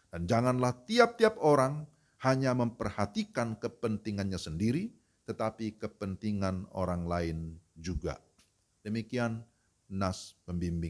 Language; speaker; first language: Indonesian; native; Indonesian